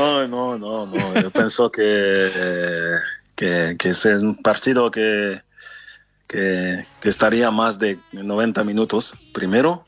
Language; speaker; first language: Spanish; non-native, fluent; French